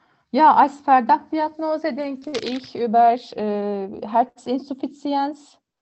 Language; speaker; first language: German; non-native, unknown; Turkish